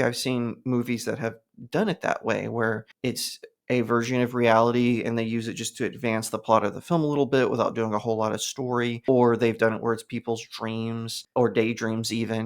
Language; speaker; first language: English; native; English